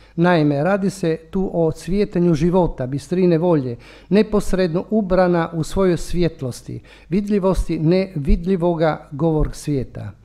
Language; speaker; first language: Croatian; non-native, local second language; Italian